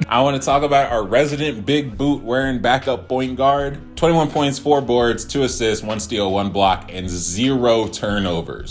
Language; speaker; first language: English; native; English